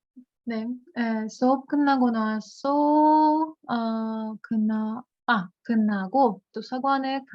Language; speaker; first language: Korean; non-native, learner; Russian